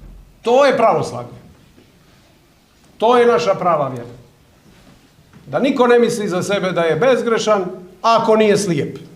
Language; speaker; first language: Croatian; native; Croatian